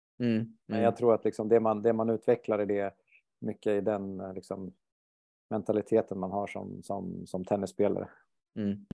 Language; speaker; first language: Swedish; native; Swedish